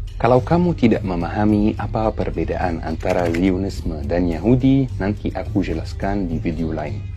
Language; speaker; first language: Malay; non-native, fluent; Arabic